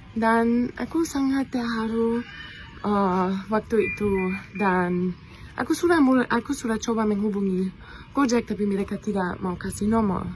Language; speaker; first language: Indonesian; non-native, fluent; German